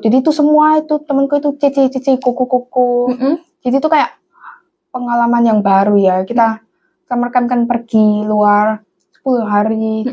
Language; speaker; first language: Indonesian; non-native, local second language; English